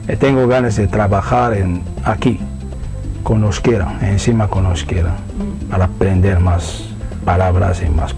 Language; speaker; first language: Spanish; non-native, learner; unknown